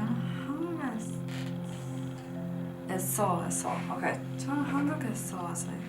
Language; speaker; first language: Korean; non-native, learner; English